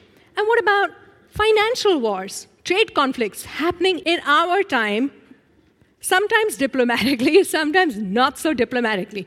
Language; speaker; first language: English; non-native, local second language; Urdu